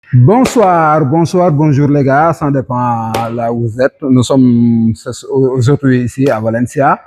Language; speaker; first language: French; non-native, local second language; Wolof